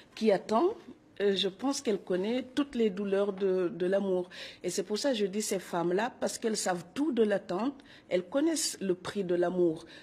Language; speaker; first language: French; non-native, local second language; Serer